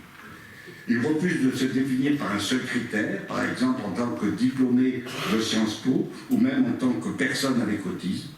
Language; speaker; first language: French; native; French